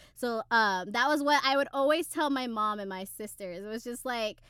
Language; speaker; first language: English; native; English